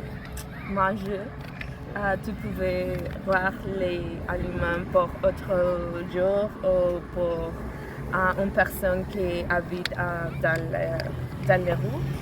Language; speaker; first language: French; non-native, learner; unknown